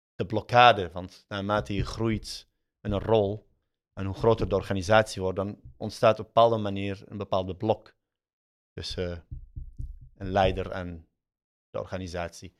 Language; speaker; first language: Dutch; early bilingual, other home language; Arabic